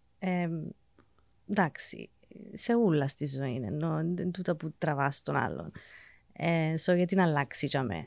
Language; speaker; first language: Greek; early bilingual, heritage; English